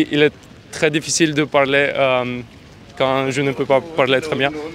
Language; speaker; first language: French; non-native, learner; Bulgarian